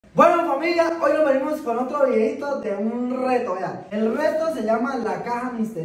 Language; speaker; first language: Spanish; native; Spanish